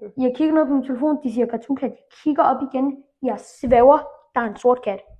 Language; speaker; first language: Danish; early bilingual, other home language; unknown